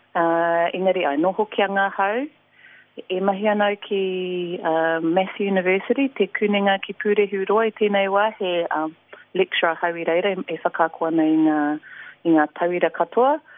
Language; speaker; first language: Māori; non-native, local second language; English